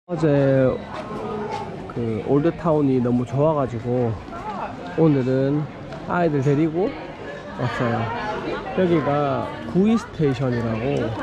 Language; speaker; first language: Korean; native; Korean